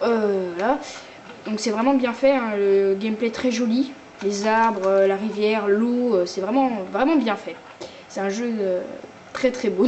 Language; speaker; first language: French; native; French